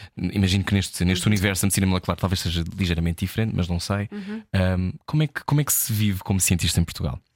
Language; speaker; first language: Portuguese; native; Portuguese